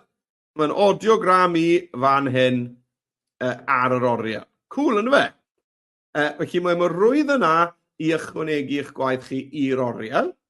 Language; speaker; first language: Welsh; native; Welsh